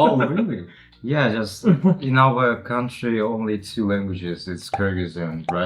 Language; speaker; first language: English; non-native, learner; Kyrgyz